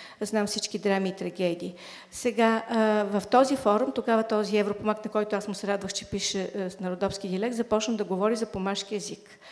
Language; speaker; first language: Bulgarian; native; Bulgarian